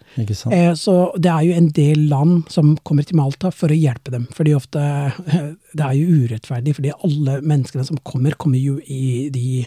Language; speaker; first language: Norwegian; non-native, fluent; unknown